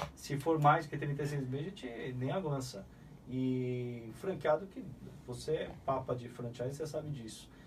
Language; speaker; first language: Portuguese; early bilingual, other home language; Korean